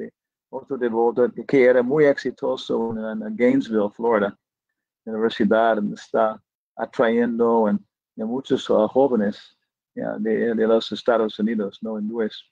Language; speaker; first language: Spanish; non-native, fluent; English